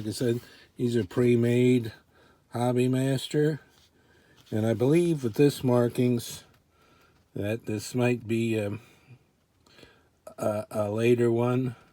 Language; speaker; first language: English; native; English